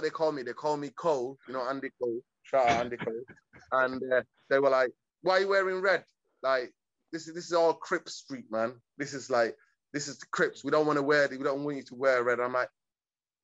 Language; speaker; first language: English; early bilingual, other home language; Somali